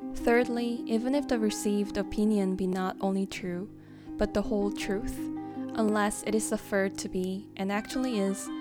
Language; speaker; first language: English; non-native, fluent; Korean